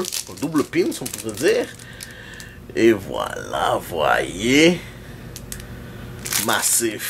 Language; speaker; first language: French; native; French